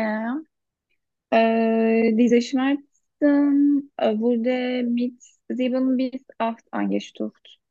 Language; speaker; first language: German; non-native, learner; Turkish